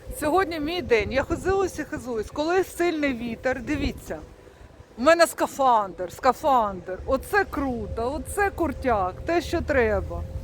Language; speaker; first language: Ukrainian; non-native, local second language; Russian